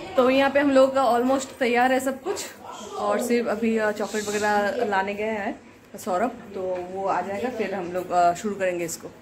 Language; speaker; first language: Hindi; non-native, local second language; Bangla